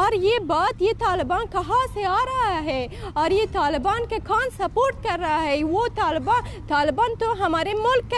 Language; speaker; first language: Hindi; non-native, learner; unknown